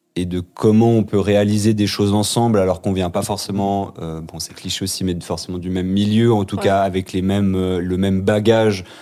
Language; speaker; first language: French; native; French